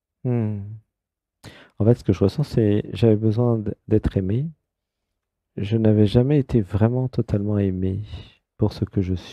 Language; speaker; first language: French; native; French